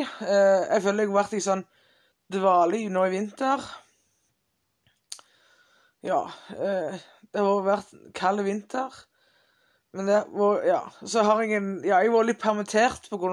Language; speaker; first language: Norwegian; non-native, fluent; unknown